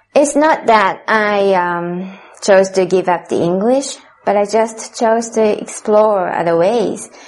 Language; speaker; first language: English; non-native, fluent; Japanese